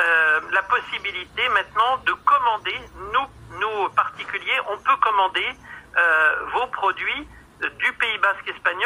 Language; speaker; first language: French; native; French